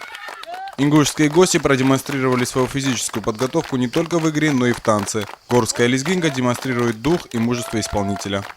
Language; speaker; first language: Russian; native; Russian